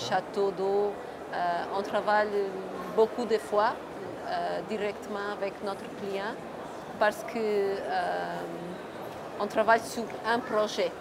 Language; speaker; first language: French; non-native, fluent; Portuguese